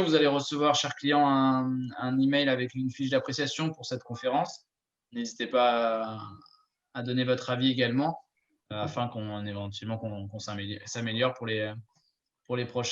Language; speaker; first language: French; native; French